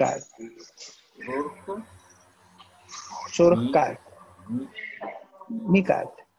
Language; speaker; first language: Persian; non-native, learner; Urdu